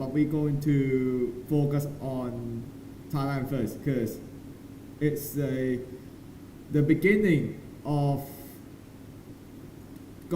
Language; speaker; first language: English; non-native, learner; Thai